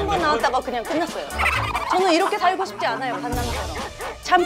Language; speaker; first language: Korean; non-native, fluent; Japanese